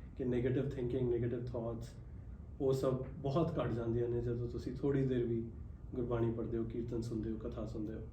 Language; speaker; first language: Punjabi; early bilingual, heritage; Punjabi